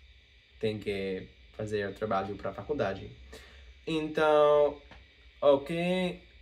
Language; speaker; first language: Portuguese; non-native, fluent; English